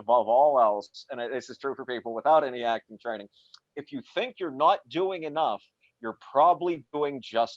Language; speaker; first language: English; native; English